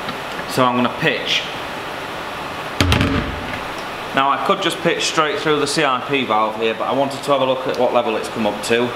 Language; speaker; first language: English; native; English